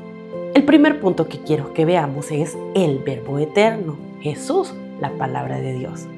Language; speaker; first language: Spanish; native; Spanish